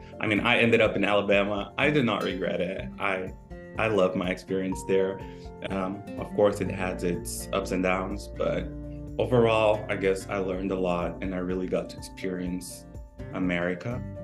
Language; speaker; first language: English; early bilingual, other home language; Portuguese